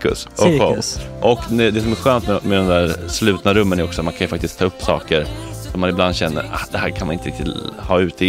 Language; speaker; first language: Swedish; native; Swedish